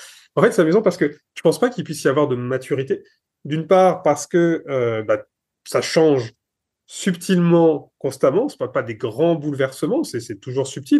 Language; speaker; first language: French; native; French